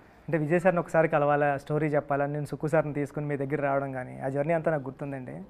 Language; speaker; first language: Telugu; native; Telugu